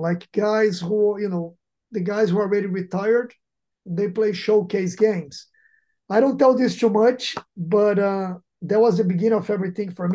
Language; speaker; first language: English; non-native, fluent; Portuguese